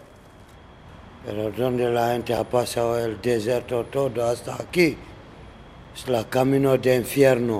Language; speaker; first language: Spanish; non-native, learner; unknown